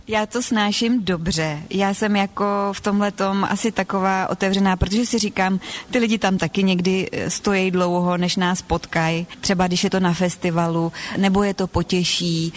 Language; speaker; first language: Czech; native; Czech